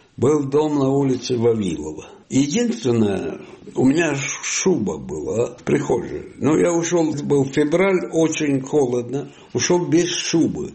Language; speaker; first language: Russian; non-native, fluent; Italian